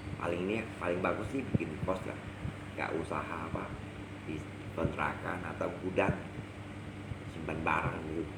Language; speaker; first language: Indonesian; non-native, local second language; Hakka Chinese